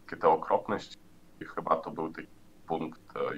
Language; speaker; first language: Polish; non-native, learner; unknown